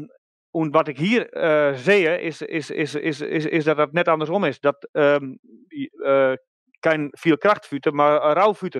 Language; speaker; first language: German; non-native, learner; Dutch